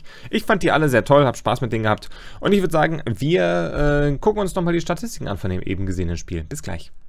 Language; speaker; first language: German; native; German